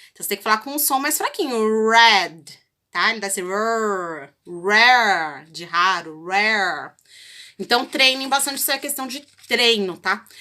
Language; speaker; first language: Portuguese; native; Portuguese